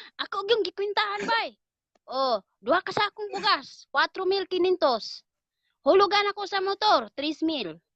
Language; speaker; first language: Cebuano; native; Cebuano